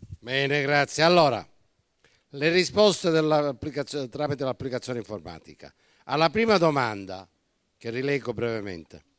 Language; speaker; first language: Italian; native; Italian